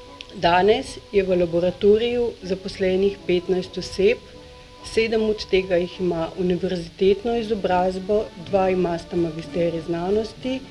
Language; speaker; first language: Slovenian; native; Slovenian